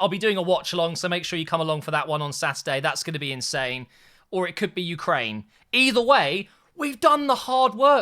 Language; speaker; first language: English; native; English